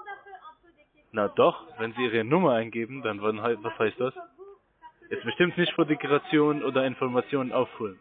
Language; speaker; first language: German; non-native, fluent; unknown